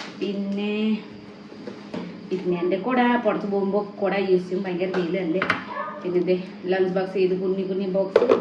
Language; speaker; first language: Malayalam; non-native, learner; Nepali